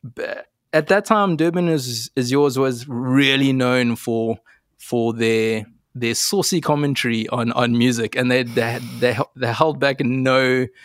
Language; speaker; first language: English; native; English